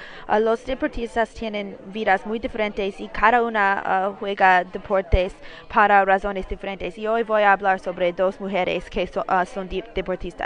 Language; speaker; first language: Spanish; non-native, learner; English